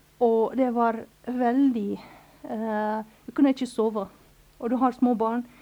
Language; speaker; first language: Norwegian; non-native, fluent; Arabic